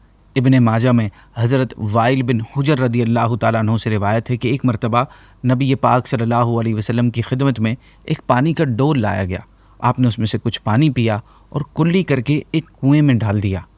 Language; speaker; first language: Urdu; native; Urdu